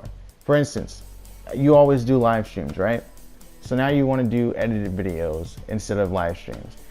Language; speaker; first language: English; native; English